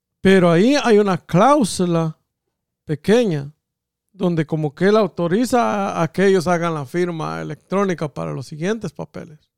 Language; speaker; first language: Spanish; native; Spanish